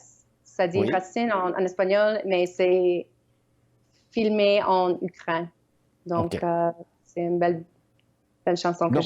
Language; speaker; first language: French; non-native, learner; Ukrainian